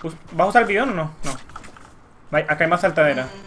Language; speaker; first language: Spanish; native; Spanish